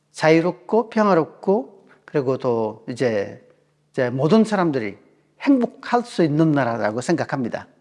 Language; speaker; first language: Korean; non-native, fluent; Bangla